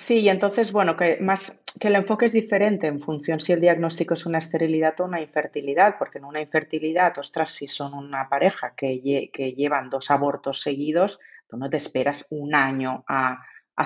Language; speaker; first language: Spanish; native; Spanish